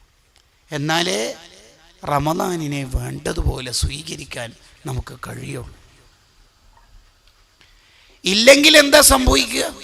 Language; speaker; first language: Malayalam; native; Malayalam